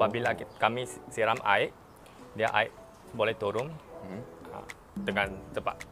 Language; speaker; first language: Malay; non-native, local second language; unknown